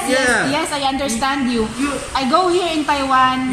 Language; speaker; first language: English; non-native, learner; Filipino